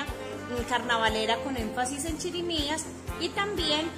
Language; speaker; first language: Spanish; native; Spanish